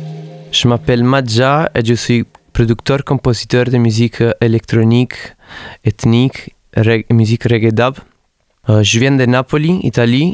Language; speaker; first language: French; non-native, fluent; Italian